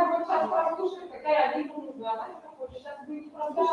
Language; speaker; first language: Russian; non-native, local second language; Kazakh